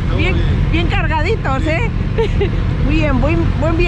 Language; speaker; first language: Spanish; native; Spanish